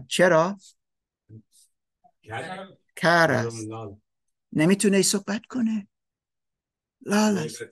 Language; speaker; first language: Persian; non-native, learner; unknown